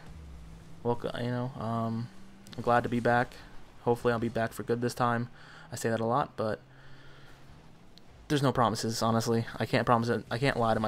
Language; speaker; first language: English; native; English